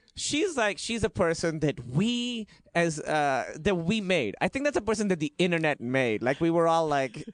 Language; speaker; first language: English; non-native, local second language; Urdu